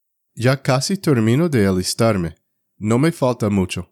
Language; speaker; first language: Spanish; non-native, fluent; English